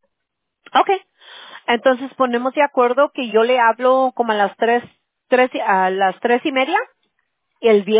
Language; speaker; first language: Spanish; early bilingual, heritage; Spanish